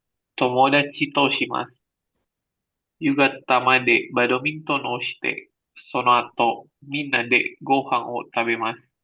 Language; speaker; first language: Japanese; non-native, learner; Indonesian